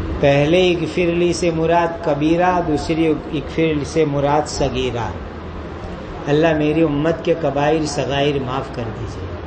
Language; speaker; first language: Urdu; non-native, local second language; Gujarati